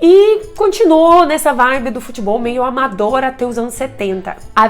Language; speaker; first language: Portuguese; non-native, fluent; Russian